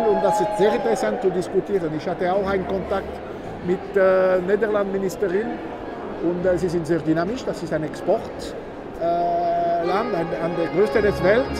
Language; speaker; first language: German; non-native, local second language; French